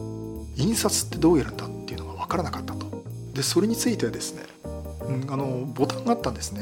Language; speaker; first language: Japanese; native; Japanese